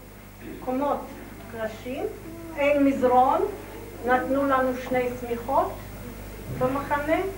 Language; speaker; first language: Hebrew; non-native, fluent; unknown